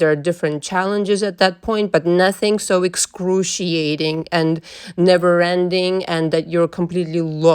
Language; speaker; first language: English; non-native, fluent; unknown